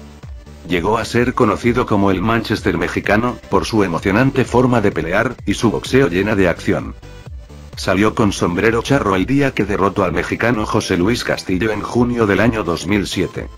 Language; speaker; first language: Spanish; native; Spanish